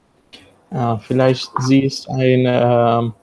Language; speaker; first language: German; non-native, learner; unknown